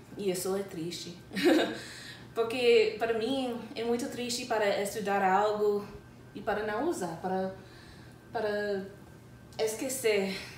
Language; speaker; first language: Portuguese; non-native, fluent; English